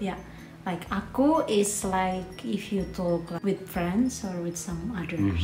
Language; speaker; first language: English; non-native, fluent; Indonesian